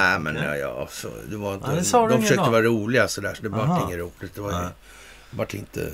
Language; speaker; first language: Swedish; native; Swedish